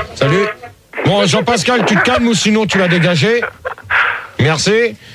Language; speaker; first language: French; native; French